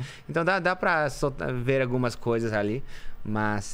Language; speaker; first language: Portuguese; non-native, fluent; English